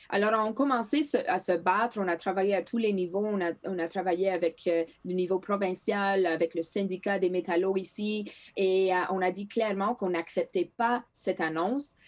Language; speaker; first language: French; non-native, local second language; Greek